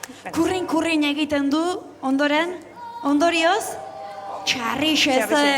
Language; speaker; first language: Basque; native; Basque